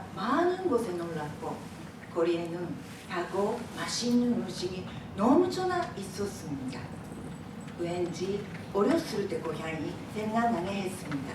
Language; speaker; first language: Korean; non-native, fluent; Japanese